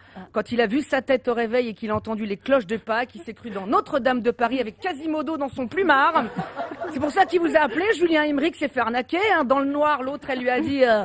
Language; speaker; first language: French; native; French